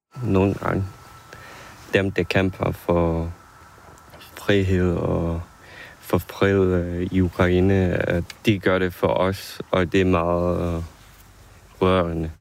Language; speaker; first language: Danish; non-native, fluent; Ukrainian